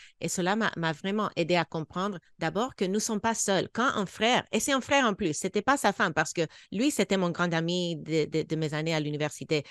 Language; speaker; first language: French; non-native, fluent; English